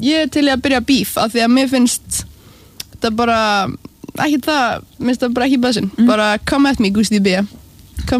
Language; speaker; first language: Icelandic; native; Icelandic